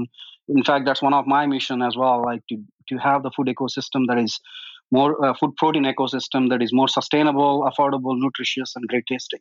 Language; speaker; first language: English; non-native, local second language; Telugu